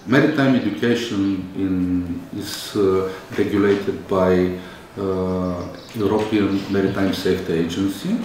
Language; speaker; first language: English; non-native, fluent; Bulgarian